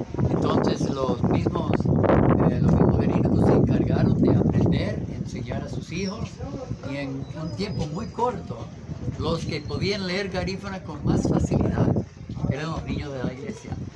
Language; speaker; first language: Spanish; non-native, fluent; English